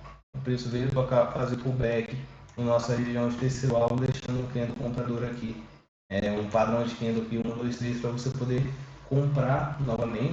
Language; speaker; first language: Portuguese; native; Portuguese